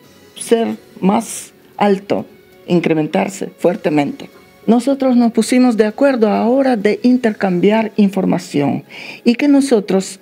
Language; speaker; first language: Spanish; non-native, fluent; Russian